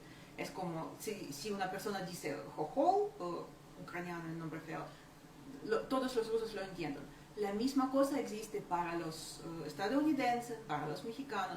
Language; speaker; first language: Spanish; non-native, fluent; Ukrainian